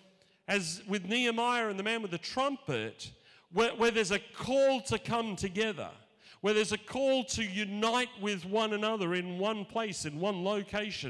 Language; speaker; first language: English; native; English